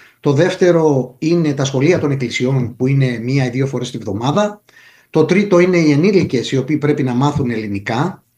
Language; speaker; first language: Greek; native; Greek